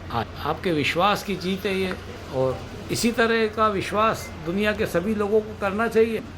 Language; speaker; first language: Hindi; native; Hindi